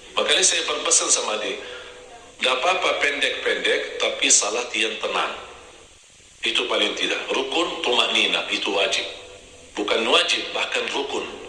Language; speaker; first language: Indonesian; non-native, fluent; Arabic